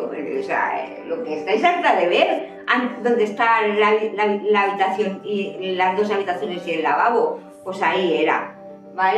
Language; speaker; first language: Spanish; native; Spanish